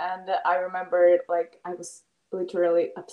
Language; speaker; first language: English; non-native, fluent; Russian